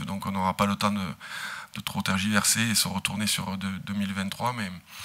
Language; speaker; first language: French; native; French